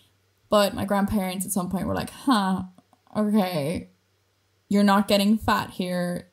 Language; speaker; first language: English; native; English